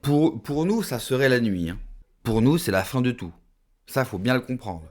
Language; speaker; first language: French; native; French